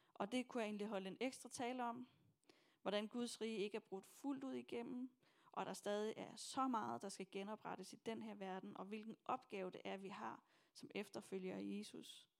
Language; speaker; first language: Danish; native; Danish